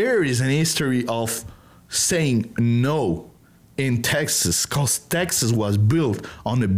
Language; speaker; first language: English; non-native, learner; French